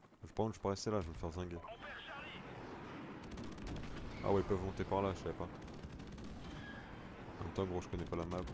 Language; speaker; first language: French; native; French